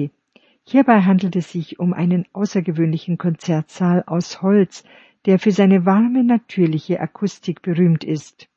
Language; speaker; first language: German; native; German